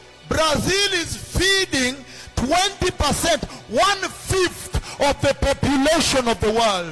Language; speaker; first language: English; non-native, local second language; Luo (Kenya and Tanzania)